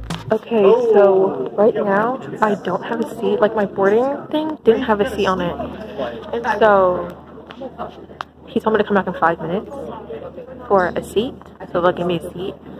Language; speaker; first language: English; native; English